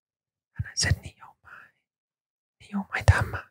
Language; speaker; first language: Chinese; non-native, learner; English